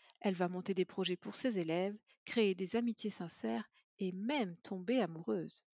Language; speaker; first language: French; native; French